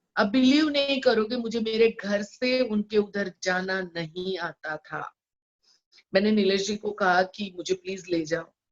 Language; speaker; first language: Hindi; non-native, local second language; Gujarati